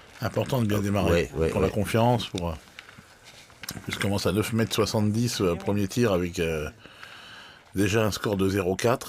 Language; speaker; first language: French; native; French